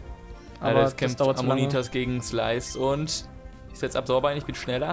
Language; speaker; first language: German; native; German